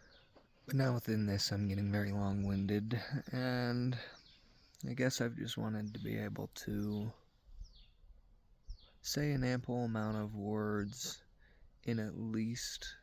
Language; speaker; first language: English; native; English